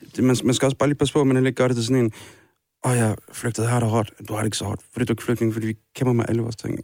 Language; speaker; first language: Danish; early bilingual, other home language; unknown